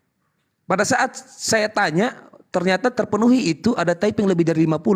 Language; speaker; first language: Indonesian; native; Indonesian